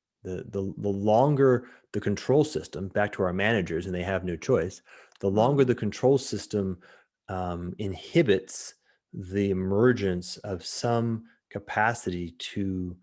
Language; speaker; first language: English; native; English